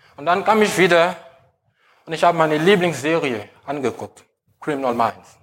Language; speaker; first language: German; non-native, fluent; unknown